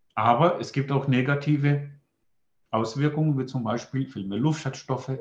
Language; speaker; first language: German; non-native, fluent; Greek